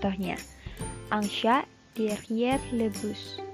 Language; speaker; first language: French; non-native, learner; Indonesian